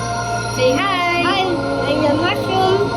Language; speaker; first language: English; non-native, local second language; Filipino